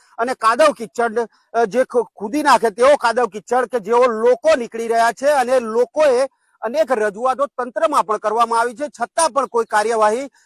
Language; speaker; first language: Gujarati; native; Gujarati